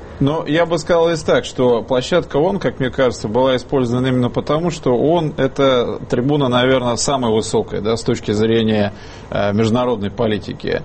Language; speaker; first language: Russian; native; Russian